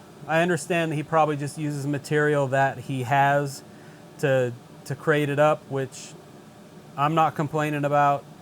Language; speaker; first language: English; native; English